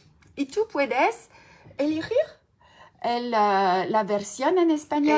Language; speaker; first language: Spanish; non-native, learner; French